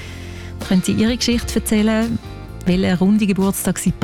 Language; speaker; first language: German; native; German